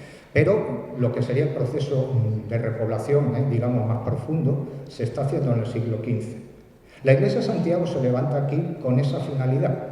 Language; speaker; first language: Spanish; native; Spanish